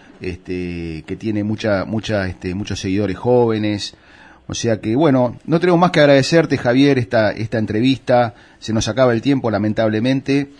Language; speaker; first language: Spanish; native; Spanish